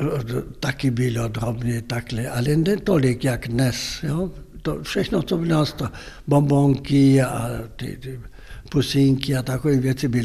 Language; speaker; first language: Czech; non-native, local second language; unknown